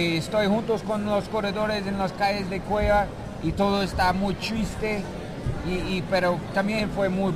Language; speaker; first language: Spanish; non-native, learner; English